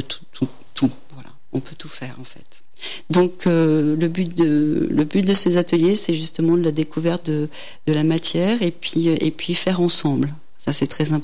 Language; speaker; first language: French; native; French